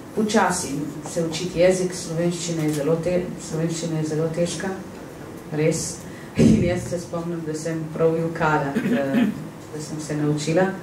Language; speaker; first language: Slovenian; non-native, fluent; Arabic